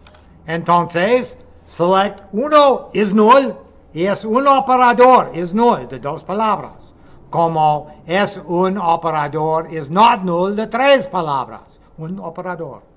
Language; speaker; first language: Spanish; non-native, fluent; English